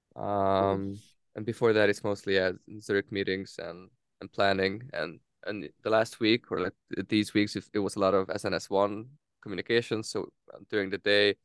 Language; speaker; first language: English; non-native, fluent; Hungarian